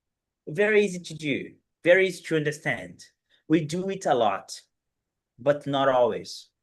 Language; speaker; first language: English; non-native, fluent; Portuguese